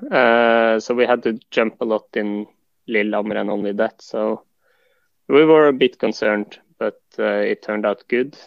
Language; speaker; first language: English; non-native, fluent; Norwegian